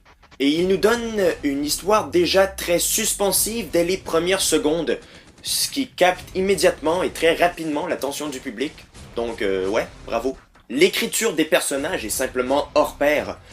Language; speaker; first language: French; native; French